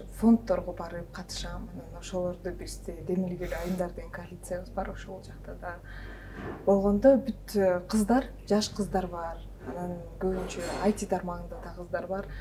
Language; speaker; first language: Kyrgyz; non-native, local second language; Russian